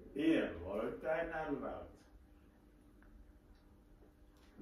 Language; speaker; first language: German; non-native, learner; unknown